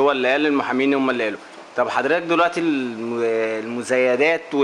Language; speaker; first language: Arabic; native; Arabic